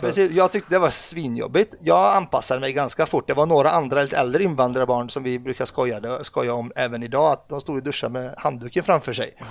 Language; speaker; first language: Swedish; early bilingual, other home language; Arabic